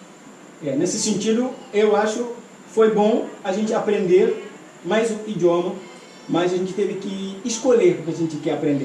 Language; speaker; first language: Portuguese; non-native, fluent; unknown